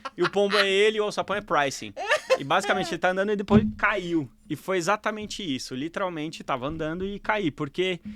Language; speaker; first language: Portuguese; native; Portuguese